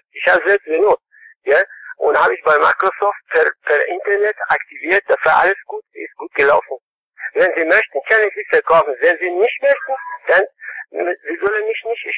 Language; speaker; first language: German; non-native, fluent; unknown